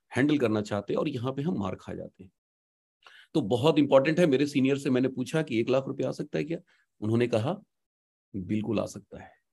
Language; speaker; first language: Hindi; native; Hindi